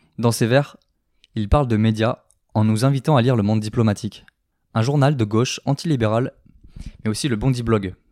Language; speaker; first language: French; native; French